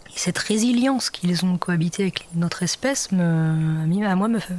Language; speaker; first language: French; native; French